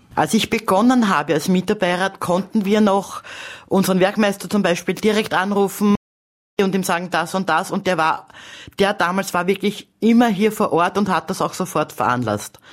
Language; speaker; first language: German; native; German